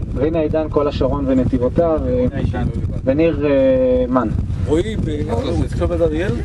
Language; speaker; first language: Hebrew; native; Hebrew